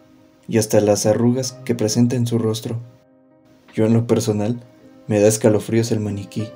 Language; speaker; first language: Spanish; native; Spanish